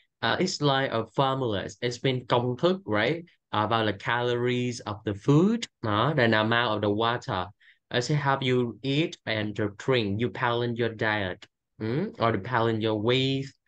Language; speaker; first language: English; non-native, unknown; Vietnamese